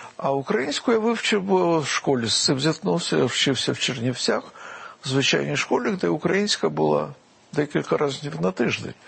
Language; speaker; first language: Ukrainian; non-native, local second language; Russian